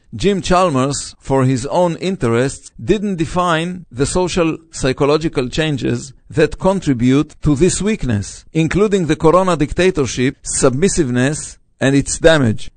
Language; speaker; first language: English; non-native, fluent; Hebrew